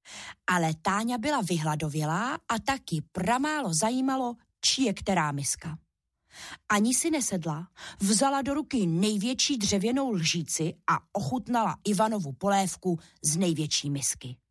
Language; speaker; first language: Czech; native; Czech